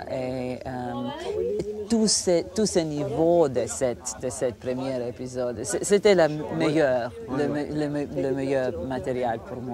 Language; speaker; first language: French; non-native, fluent; Croatian